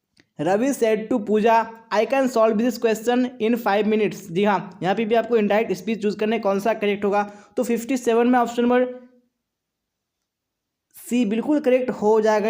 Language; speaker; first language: Hindi; native; Hindi